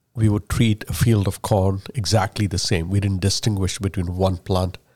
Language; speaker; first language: English; non-native, local second language; Malayalam